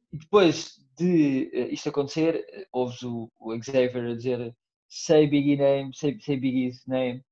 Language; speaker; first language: Portuguese; native; Portuguese